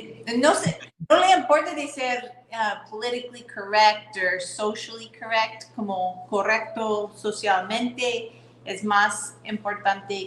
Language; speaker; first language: Spanish; non-native, fluent; English